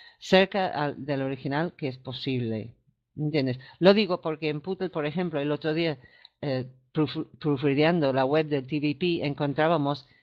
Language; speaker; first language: Spanish; non-native, fluent; English